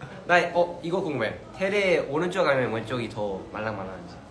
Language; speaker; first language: Korean; early bilingual, heritage; Korean